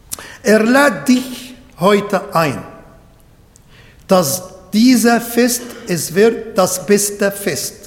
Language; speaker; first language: German; non-native, fluent; Arabic